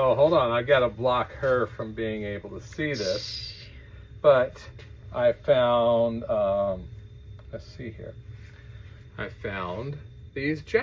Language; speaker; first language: English; native; English